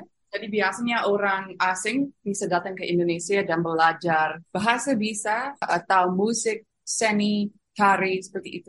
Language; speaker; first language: Indonesian; non-native, fluent; English